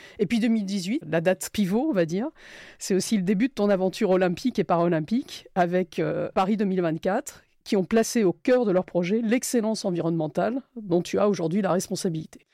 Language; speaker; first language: French; native; French